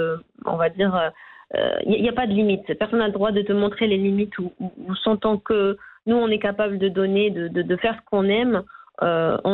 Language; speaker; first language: French; non-native, local second language; Arabic